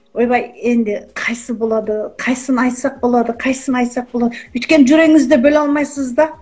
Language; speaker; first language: Kazakh; early bilingual, heritage; Kazakh